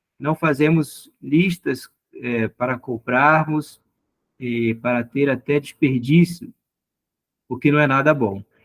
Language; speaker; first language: Portuguese; native; Portuguese